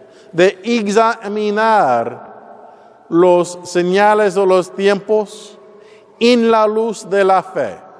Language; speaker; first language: Spanish; non-native, fluent; English